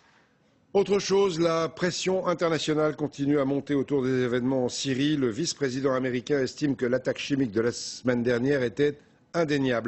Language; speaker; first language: French; native; French